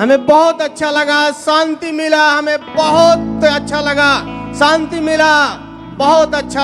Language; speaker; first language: Hindi; non-native, local second language; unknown